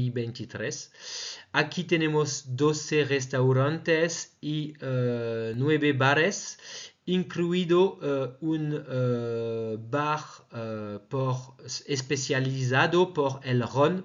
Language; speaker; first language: Spanish; non-native, fluent; French